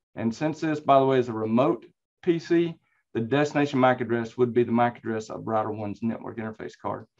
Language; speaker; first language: English; native; English